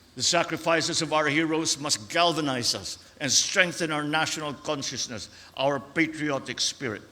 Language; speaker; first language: English; non-native, local second language; Filipino